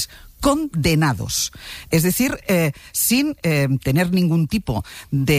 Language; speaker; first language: Spanish; native; Spanish